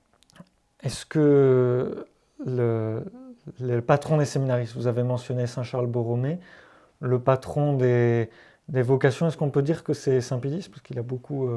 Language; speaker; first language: French; native; French